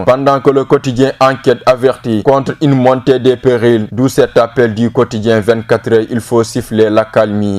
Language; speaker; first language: French; non-native, local second language; Wolof